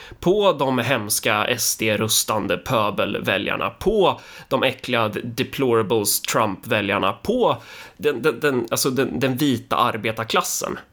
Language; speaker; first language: Swedish; native; Swedish